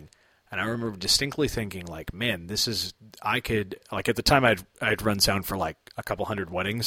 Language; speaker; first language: English; native; English